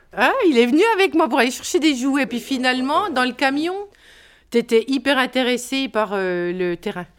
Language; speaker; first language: French; native; French